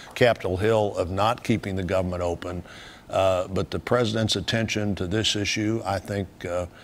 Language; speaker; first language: English; native; English